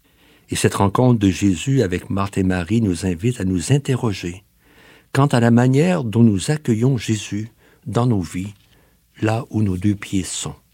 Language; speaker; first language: French; native; French